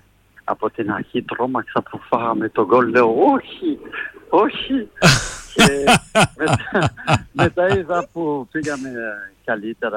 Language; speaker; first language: Greek; non-native, fluent; French